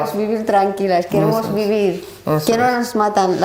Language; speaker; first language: Spanish; non-native, learner; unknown